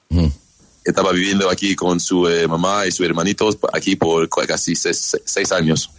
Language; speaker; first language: Spanish; non-native, learner; English